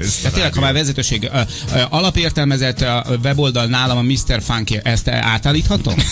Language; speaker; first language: Hungarian; native; Hungarian